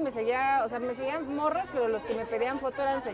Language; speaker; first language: Spanish; native; Spanish